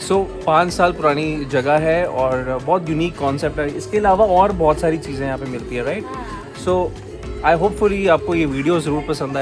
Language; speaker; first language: Hindi; native; Hindi